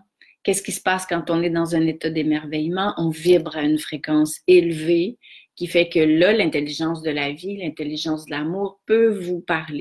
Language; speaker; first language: French; native; French